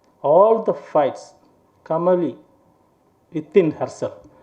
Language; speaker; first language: English; non-native, local second language; Tamil